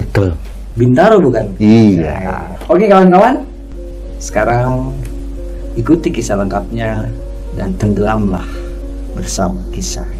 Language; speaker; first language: Indonesian; native; Indonesian